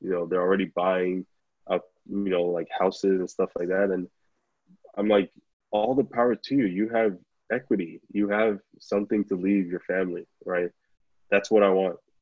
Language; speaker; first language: English; non-native, local second language; Yoruba